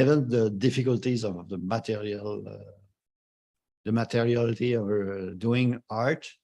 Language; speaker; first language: English; non-native, fluent; French